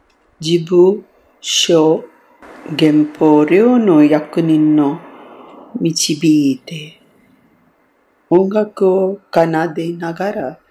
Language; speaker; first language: Japanese; non-native, fluent; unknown